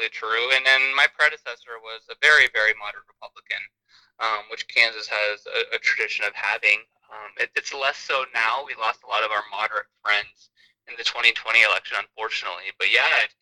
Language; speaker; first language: English; native; English